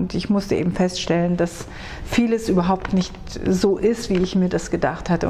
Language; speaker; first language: German; early bilingual, other home language; Hebrew